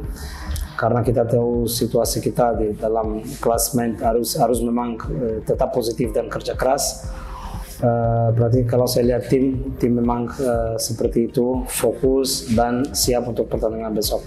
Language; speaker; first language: Indonesian; non-native, fluent; Portuguese